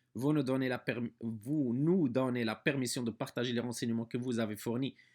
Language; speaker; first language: French; non-native, local second language; Arabic